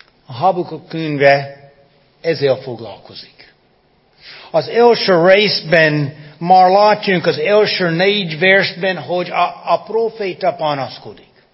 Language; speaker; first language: Hungarian; non-native, fluent; English